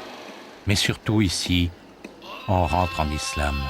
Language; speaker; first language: French; native; French